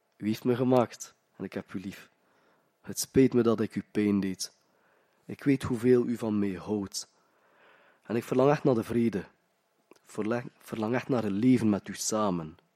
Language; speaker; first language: Dutch; native; Dutch